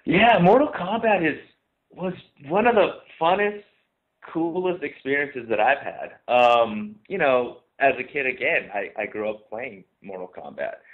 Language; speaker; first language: English; native; English